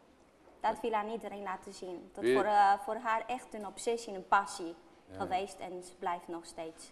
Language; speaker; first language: Dutch; non-native, fluent; Romanian